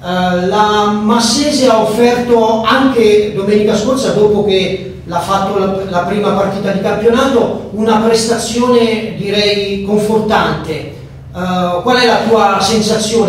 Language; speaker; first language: Italian; native; Italian